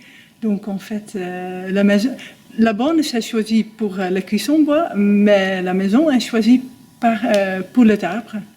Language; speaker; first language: French; non-native, fluent; Dutch